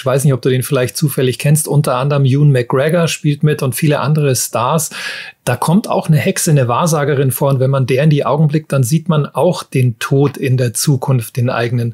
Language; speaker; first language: German; native; German